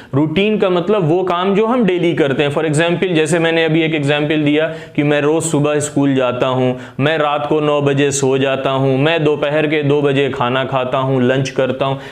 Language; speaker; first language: Hindi; native; Hindi